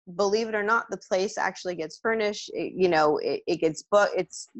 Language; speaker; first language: English; native; English